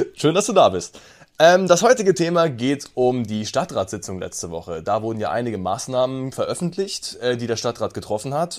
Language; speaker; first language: German; native; German